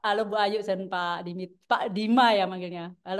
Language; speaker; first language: Indonesian; native; Indonesian